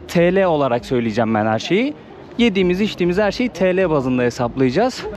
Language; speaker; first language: Turkish; native; Turkish